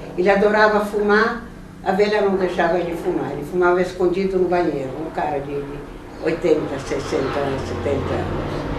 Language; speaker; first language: Portuguese; non-native, fluent; German